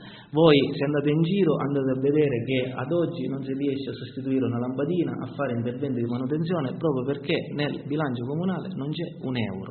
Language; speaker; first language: Italian; native; Italian